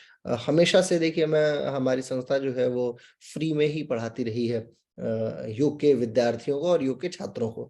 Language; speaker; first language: Hindi; native; Hindi